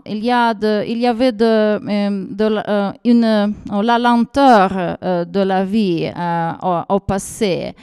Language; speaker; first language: French; non-native, fluent; Ukrainian